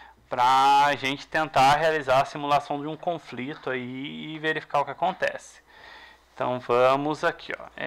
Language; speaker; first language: Portuguese; native; Portuguese